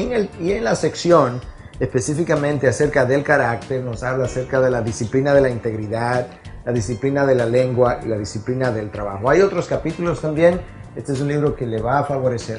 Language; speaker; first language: Spanish; native; Spanish